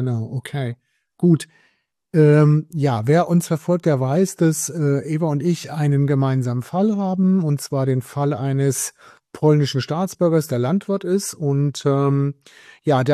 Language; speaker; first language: German; native; German